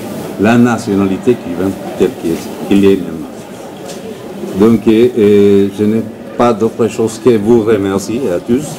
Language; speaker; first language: French; non-native, learner; Spanish